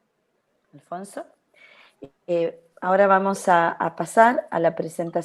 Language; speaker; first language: Portuguese; non-native, fluent; Spanish